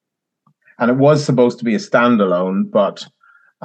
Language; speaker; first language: English; native; English